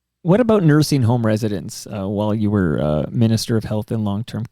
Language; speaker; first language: English; native; English